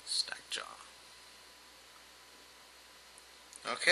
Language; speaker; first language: English; native; English